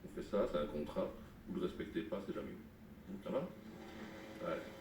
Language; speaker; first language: French; native; French